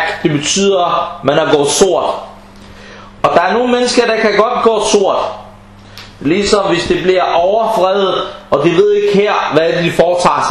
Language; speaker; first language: Danish; early bilingual, other home language; Arabic